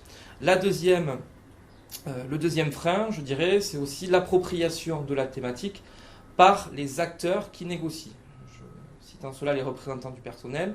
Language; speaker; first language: French; native; French